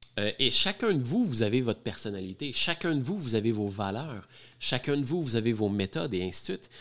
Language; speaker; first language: French; native; French